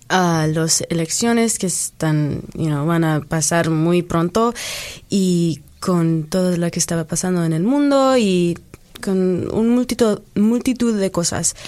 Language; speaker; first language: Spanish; early bilingual, heritage; English